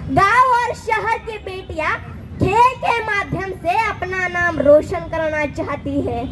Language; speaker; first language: Hindi; non-native, local second language; Marathi